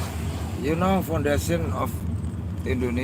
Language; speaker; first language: English; non-native, learner; Indonesian